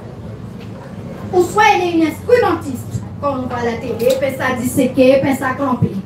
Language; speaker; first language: French; native; French